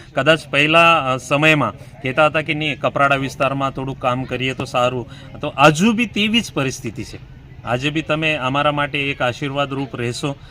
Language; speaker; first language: Gujarati; non-native, local second language; Marathi